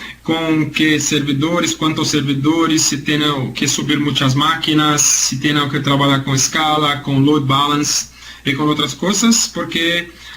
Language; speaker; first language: Spanish; non-native, learner; Portuguese